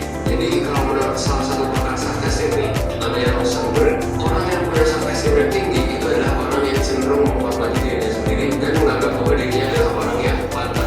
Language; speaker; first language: Indonesian; native; Indonesian